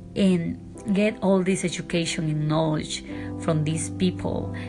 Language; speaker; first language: English; non-native, fluent; Spanish